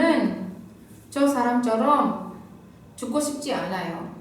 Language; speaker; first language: Korean; non-native, fluent; Indonesian